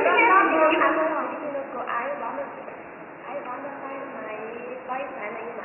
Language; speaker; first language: English; non-native, learner; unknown